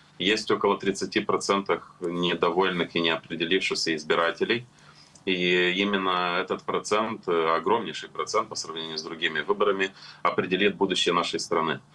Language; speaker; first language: Russian; non-native, local second language; Romanian